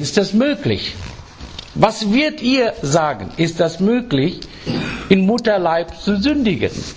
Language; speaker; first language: German; non-native, fluent; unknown